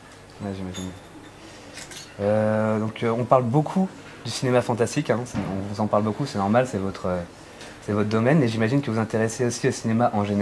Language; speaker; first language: French; native; French